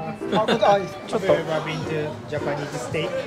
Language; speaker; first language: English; non-native, learner; Japanese